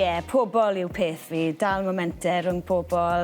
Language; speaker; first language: Welsh; native; Welsh